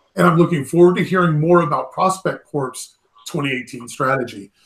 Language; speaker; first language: English; native; English